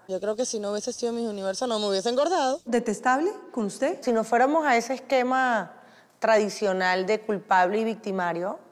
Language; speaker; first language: Spanish; native; Spanish